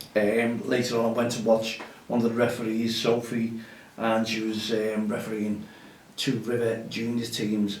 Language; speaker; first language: English; native; English